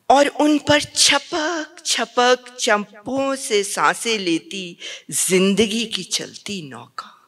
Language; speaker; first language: Hindi; native; Hindi